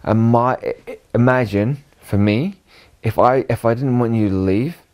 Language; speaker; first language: English; native; English